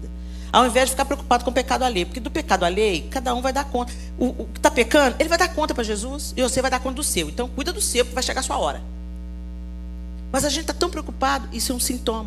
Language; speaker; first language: Portuguese; native; Portuguese